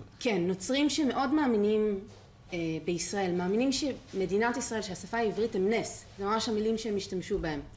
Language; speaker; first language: Hebrew; native; Hebrew